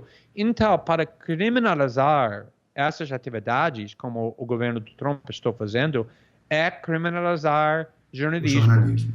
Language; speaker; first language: Portuguese; non-native, fluent; English